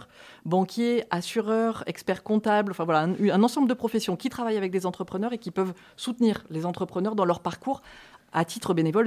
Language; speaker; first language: French; native; French